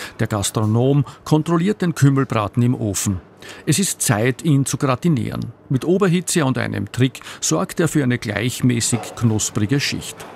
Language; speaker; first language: German; native; German